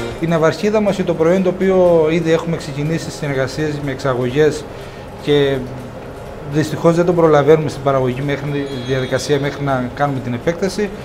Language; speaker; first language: Greek; native; Greek